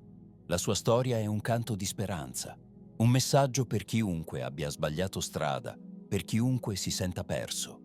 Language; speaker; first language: Italian; native; Italian